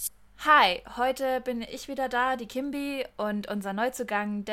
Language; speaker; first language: German; native; German